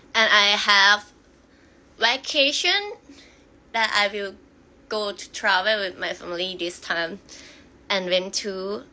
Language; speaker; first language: English; non-native, learner; Thai